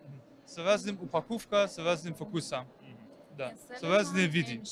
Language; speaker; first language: Russian; non-native, learner; Persian